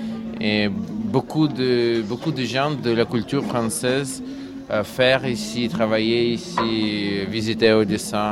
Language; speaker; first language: French; non-native, learner; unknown